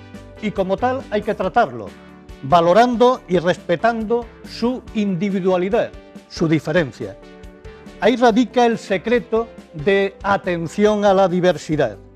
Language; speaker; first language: Spanish; native; Spanish